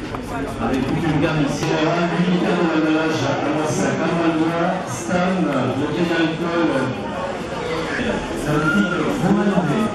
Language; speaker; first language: French; native; French